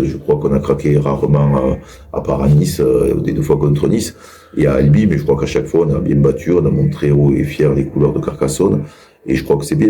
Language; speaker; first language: French; native; French